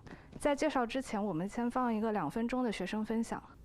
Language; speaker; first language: Chinese; native; Chinese